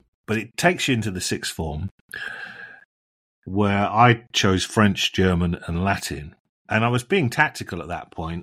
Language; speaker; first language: English; native; English